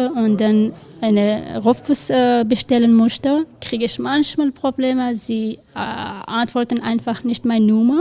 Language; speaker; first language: German; non-native, learner; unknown